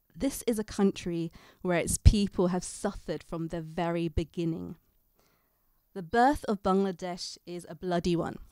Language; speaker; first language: English; native; English